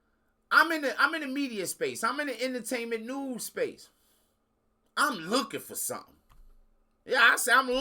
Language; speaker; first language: English; native; English